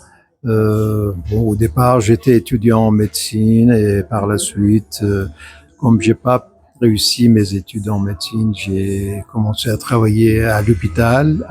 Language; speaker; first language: French; non-native, fluent; Persian